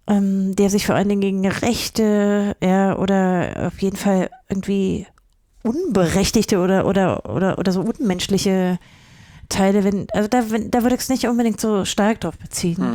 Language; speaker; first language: German; native; German